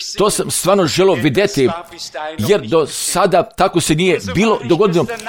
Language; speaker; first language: Croatian; non-native, fluent; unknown